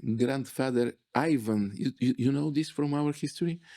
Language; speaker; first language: English; non-native, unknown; Bulgarian